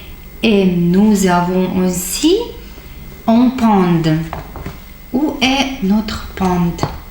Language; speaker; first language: French; non-native, fluent; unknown